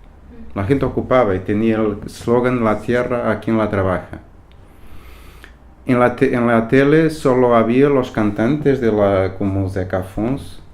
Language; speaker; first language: Spanish; non-native, fluent; Portuguese